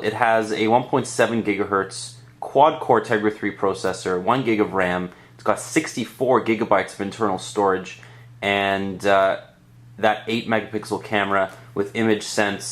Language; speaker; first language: English; native; English